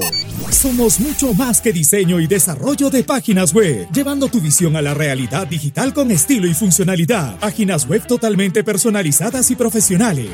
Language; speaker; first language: Spanish; native; Spanish